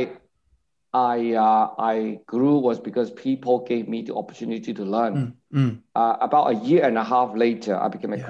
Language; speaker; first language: English; non-native, local second language; Cantonese